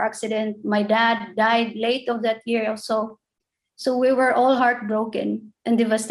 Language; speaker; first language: English; non-native, local second language; Cebuano